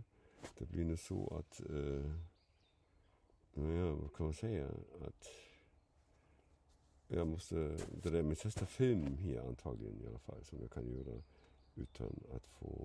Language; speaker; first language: Swedish; non-native, fluent; German